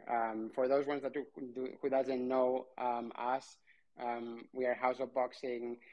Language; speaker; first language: English; non-native, fluent; Spanish